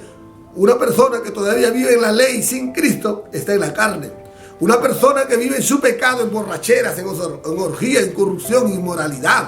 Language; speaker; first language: Spanish; native; Spanish